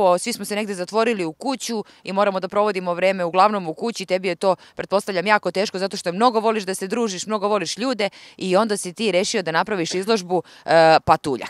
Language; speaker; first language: Serbian; native; Serbian